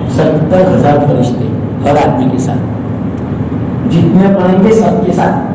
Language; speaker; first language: Urdu; non-native, local second language; Gujarati